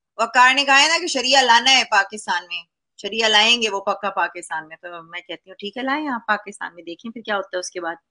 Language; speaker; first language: Urdu; native; Urdu